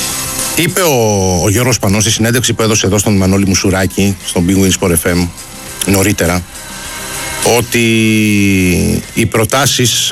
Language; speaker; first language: Greek; native; Greek